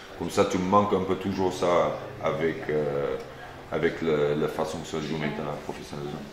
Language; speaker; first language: French; non-native, fluent; Afrikaans